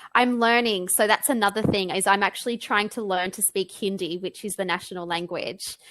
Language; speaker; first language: English; native; English